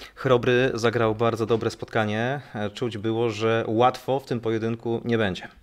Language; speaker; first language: Polish; native; Polish